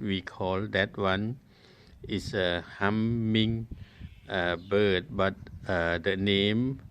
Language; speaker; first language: English; non-native, learner; Thai